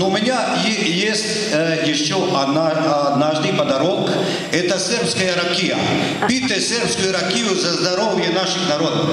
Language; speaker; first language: Russian; non-native, learner; Serbian